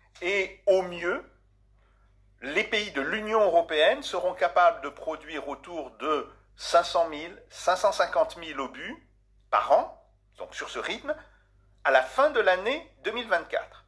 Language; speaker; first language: French; native; French